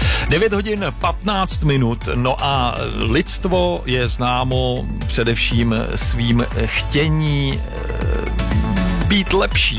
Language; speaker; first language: Czech; native; Czech